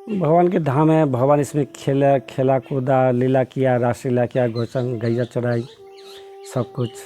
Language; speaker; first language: Hindi; non-native, local second language; Bangla